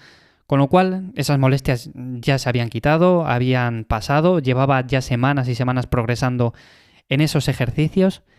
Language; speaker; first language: Spanish; native; Spanish